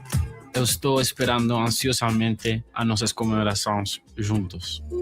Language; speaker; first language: Portuguese; non-native, learner; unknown